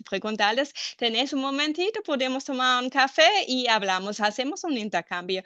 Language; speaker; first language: Spanish; non-native, fluent; German